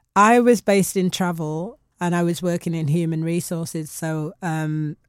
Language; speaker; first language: English; native; English